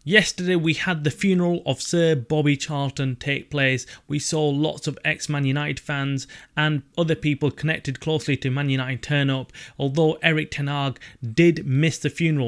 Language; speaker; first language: English; native; English